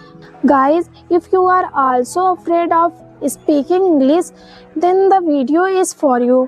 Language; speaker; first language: English; non-native, learner; Hindi